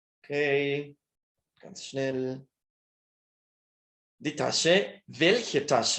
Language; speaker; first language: German; non-native, fluent; Spanish